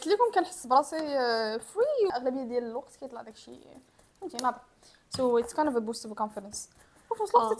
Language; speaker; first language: Arabic; native; Arabic